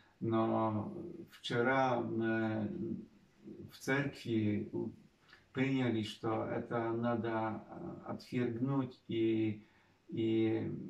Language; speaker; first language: Russian; non-native, learner; Polish